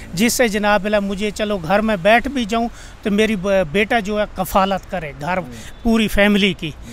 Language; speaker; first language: Urdu; non-native, fluent; Saraiki